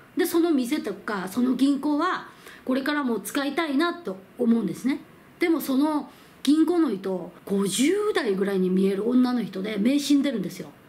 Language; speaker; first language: Japanese; non-native, fluent; Korean